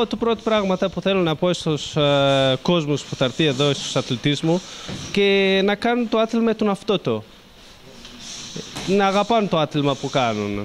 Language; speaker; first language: Greek; non-native, learner; Thai